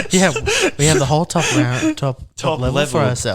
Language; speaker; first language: English; native; English